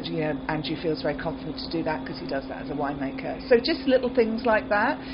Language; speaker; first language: English; native; English